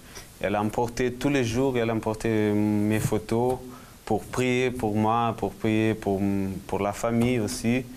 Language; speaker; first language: French; non-native, learner; Portuguese